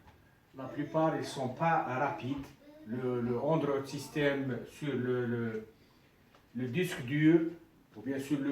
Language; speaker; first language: French; non-native, local second language; Arabic